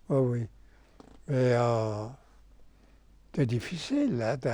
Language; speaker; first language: French; non-native, local second language; German